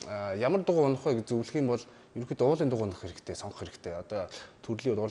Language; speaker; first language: Mongolian; native; Mongolian